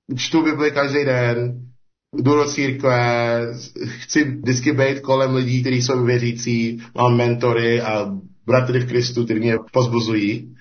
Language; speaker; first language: Czech; early bilingual, heritage; Czech